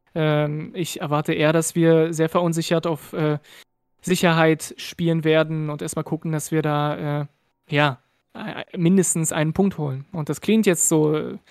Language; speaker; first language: German; non-native, fluent; French